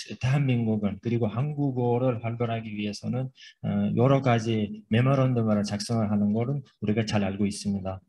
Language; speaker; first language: Korean; non-native, fluent; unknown